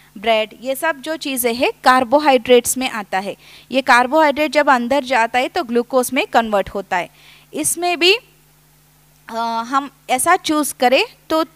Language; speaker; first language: Hindi; non-native, local second language; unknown